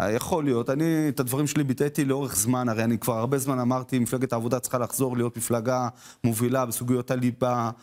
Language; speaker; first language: Hebrew; native; Hebrew